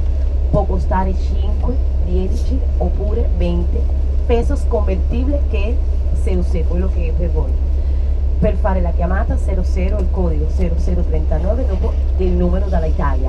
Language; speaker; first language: Italian; non-native, fluent; Spanish